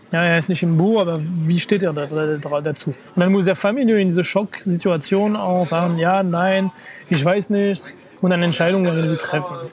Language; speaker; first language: German; non-native, fluent; French